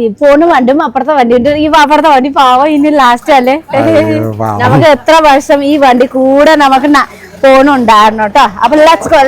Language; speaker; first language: Malayalam; non-native, learner; Nepali